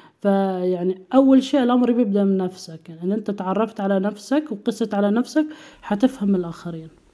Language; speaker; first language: Arabic; native; Arabic